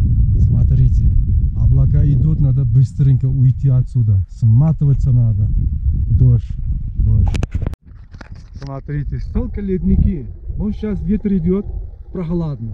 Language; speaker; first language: Russian; non-native, fluent; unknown